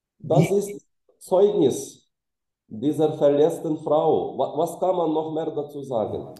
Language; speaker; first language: German; non-native, fluent; Ukrainian